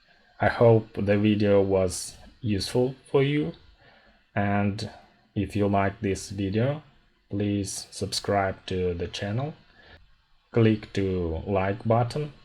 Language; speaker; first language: English; non-native, fluent; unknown